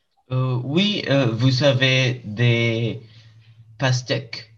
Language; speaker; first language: French; non-native, learner; English